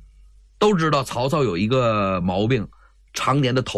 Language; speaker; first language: Chinese; native; Chinese